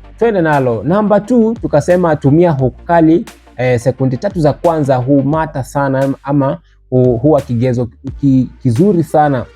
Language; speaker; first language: Swahili; non-native, local second language; Luyia